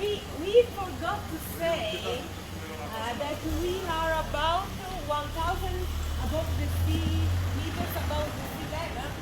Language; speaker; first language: English; non-native, fluent; Italian